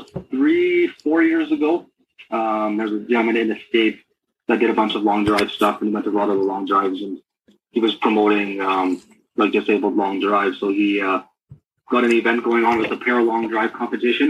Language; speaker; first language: English; native; English